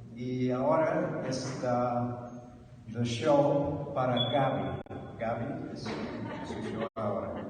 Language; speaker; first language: Spanish; non-native, learner; English